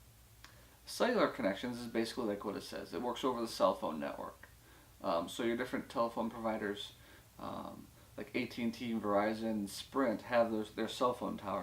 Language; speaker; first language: English; native; English